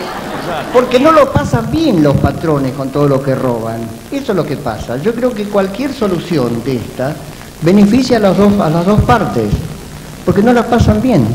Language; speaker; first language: Spanish; native; Spanish